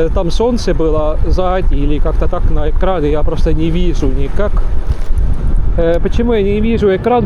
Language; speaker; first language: Russian; non-native, local second language; Estonian